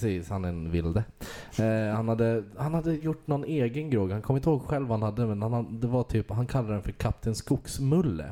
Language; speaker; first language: Swedish; native; Swedish